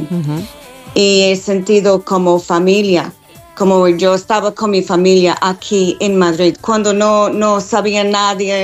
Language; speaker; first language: Spanish; non-native, learner; English